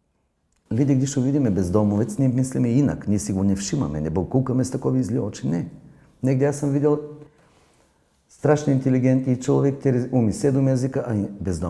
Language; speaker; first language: Czech; non-native, fluent; Bulgarian